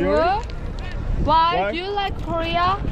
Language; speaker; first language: English; non-native, learner; Korean